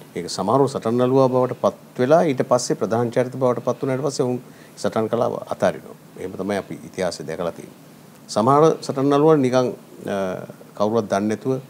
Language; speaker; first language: Sinhala; native; Sinhala